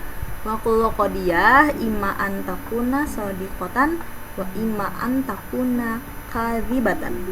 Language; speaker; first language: Arabic; non-native, learner; Indonesian